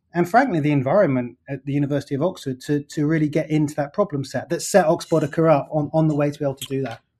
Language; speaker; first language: English; native; English